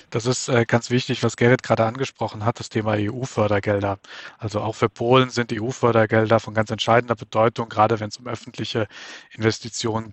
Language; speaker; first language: German; native; German